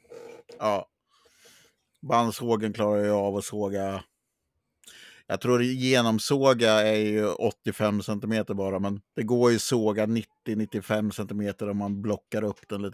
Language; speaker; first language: Swedish; native; Swedish